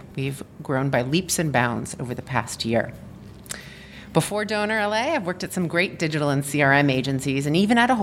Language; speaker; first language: English; native; English